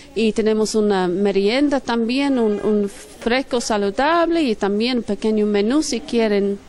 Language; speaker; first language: Spanish; non-native, fluent; English